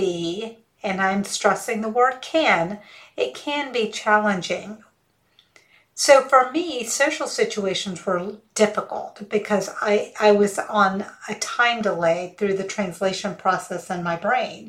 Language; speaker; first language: English; early bilingual, other home language; Hindi